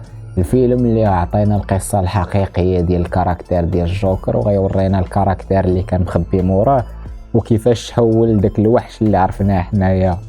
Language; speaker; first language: Arabic; native; Arabic